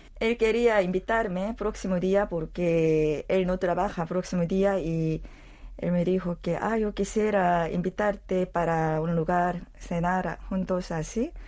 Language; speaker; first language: Spanish; non-native, learner; Korean